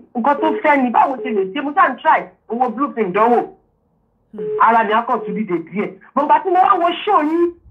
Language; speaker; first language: Yoruba; native; Yoruba